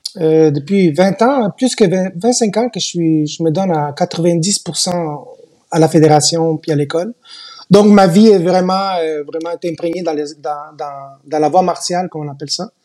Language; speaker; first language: French; native; French